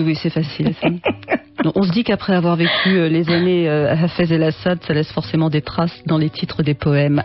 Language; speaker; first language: French; native; French